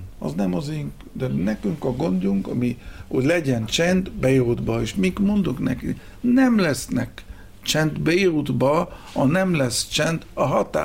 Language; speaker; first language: Hungarian; early bilingual, heritage; Hebrew